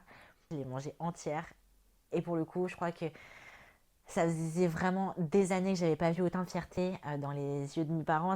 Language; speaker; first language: French; native; French